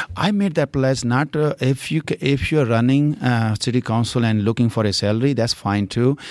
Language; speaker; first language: English; non-native, local second language; Punjabi